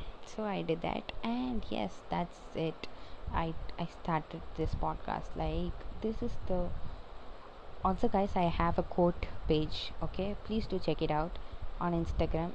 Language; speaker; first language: English; non-native, local second language; Tamil